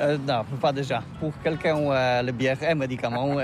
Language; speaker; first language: French; non-native, learner; Polish